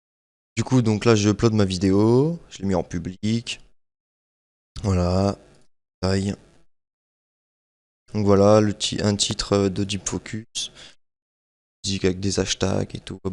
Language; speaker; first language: French; native; French